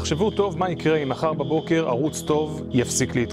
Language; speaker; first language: Hebrew; native; Hebrew